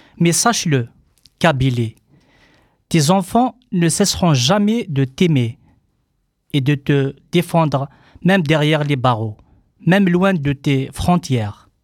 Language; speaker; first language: French; non-native, local second language; Kabyle